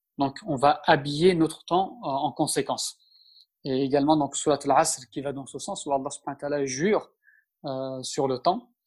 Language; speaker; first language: French; early bilingual, other home language; Turkish